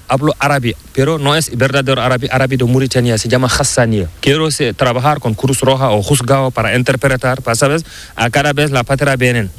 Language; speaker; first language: Spanish; non-native, learner; Fula